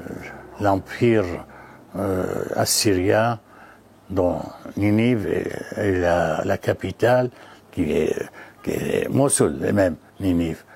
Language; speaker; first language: French; non-native, fluent; Arabic